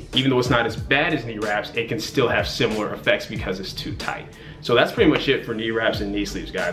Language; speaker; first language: English; native; English